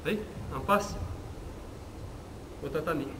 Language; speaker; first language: French; non-native, learner; Romanian